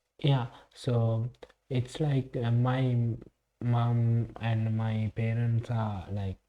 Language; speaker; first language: English; non-native, learner; Sinhala